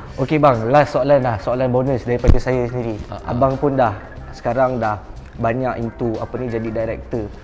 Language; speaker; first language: Malay; native; Malay